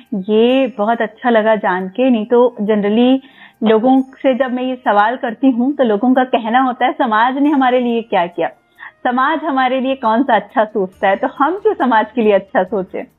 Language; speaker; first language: Hindi; native; Hindi